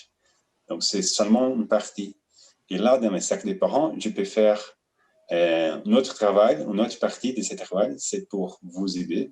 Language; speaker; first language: French; non-native, fluent; Portuguese